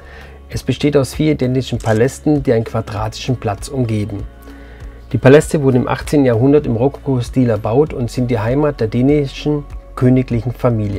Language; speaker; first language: German; native; German